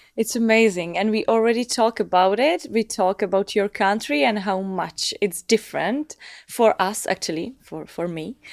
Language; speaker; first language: English; non-native, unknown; Czech